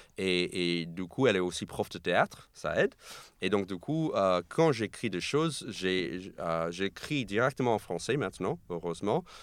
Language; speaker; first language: French; non-native, fluent; English